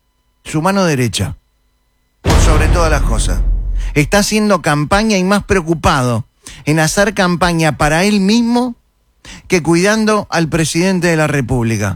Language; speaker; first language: Spanish; native; Spanish